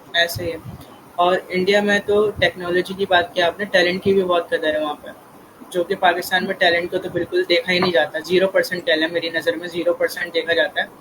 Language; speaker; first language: Urdu; native; Urdu